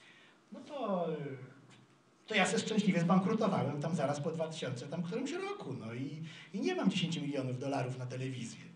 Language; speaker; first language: Polish; native; Polish